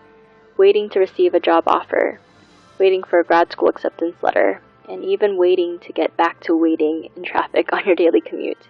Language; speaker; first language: English; native; English